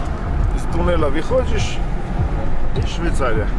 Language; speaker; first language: Russian; non-native, learner; Armenian